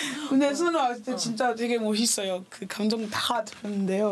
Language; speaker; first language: Korean; non-native, learner; French